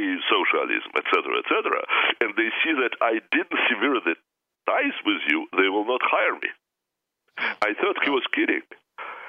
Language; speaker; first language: English; non-native, fluent; Russian